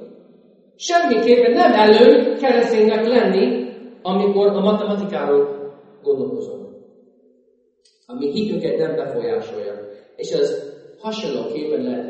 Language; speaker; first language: Hungarian; non-native, fluent; English